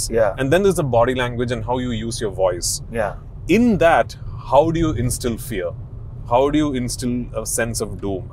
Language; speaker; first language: English; non-native, local second language; Malayalam